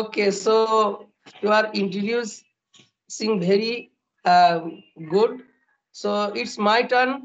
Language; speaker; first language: English; non-native, learner; Bangla